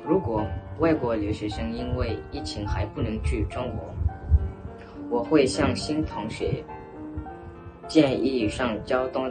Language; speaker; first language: Chinese; non-native, fluent; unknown